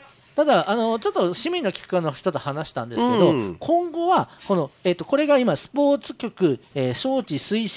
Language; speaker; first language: Japanese; native; Japanese